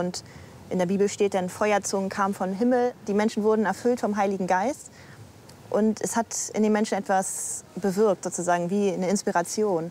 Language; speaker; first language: German; native; German